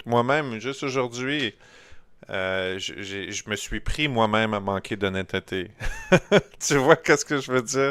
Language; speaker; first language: French; native; French